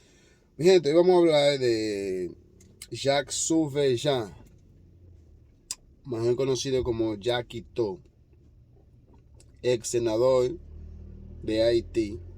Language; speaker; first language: Spanish; non-native, fluent; Haitian Creole